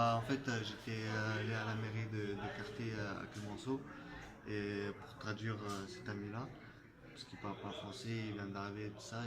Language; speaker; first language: French; non-native, fluent; Chechen